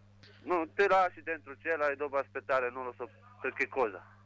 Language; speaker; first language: Italian; non-native, learner; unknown